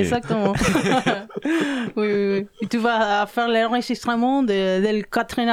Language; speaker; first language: French; non-native, learner; Spanish